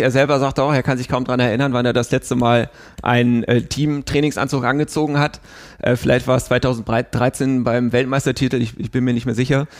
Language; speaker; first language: German; native; German